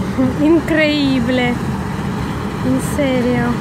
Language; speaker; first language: Spanish; non-native, learner; Russian